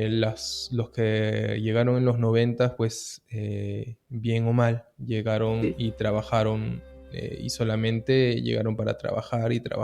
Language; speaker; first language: Spanish; early bilingual, heritage; Spanish